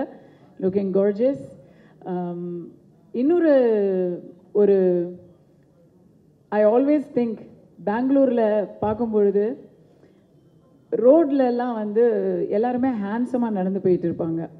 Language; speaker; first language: Tamil; native; Tamil